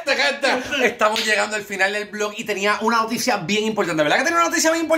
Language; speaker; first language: Spanish; native; Spanish